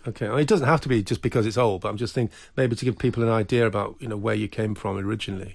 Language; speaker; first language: English; native; English